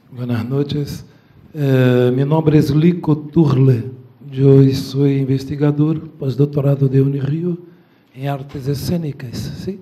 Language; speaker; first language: Spanish; non-native, fluent; Portuguese